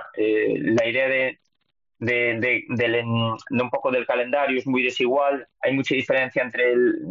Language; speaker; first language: Spanish; native; Spanish